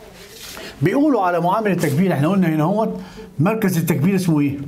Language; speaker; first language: Arabic; native; Arabic